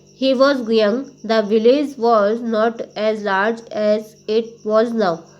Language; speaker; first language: English; non-native, local second language; Hindi